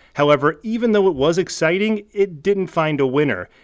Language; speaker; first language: English; native; English